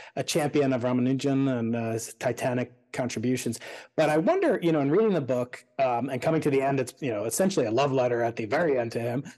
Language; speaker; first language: English; native; English